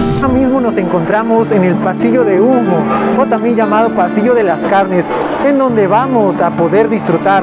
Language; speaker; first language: Spanish; native; Spanish